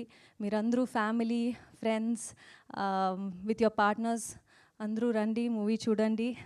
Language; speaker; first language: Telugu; non-native, learner; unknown